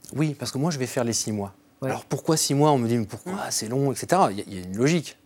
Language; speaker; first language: French; native; French